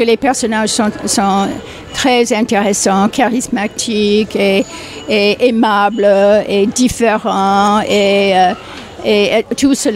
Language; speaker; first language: French; non-native, fluent; English